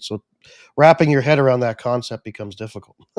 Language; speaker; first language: English; native; English